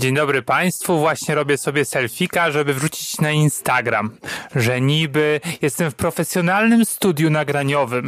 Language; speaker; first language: Polish; native; Polish